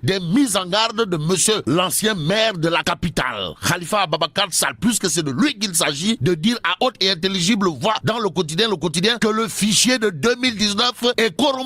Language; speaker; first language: French; non-native, local second language; Wolof